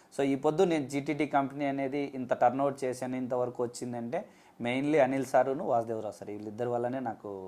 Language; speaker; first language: Telugu; native; Telugu